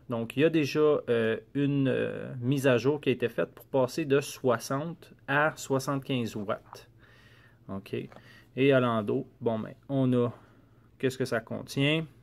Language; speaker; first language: French; native; French